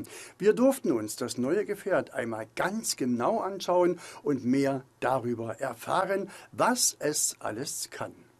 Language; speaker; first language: German; native; German